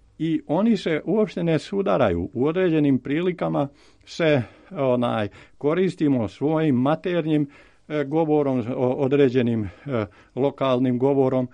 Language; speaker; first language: Serbian; native; Serbian